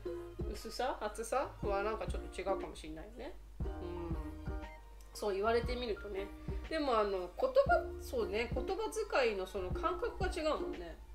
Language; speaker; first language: Japanese; native; Japanese